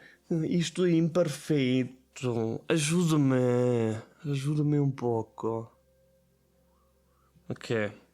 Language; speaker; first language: Portuguese; non-native, learner; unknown